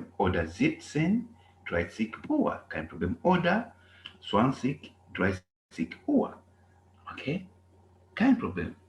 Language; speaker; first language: German; non-native, learner; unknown